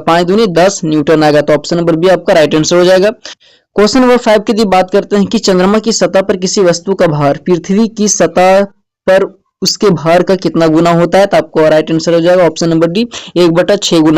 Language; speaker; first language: Hindi; native; Hindi